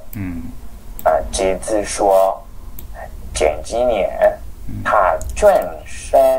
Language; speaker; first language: Chinese; non-native, learner; Spanish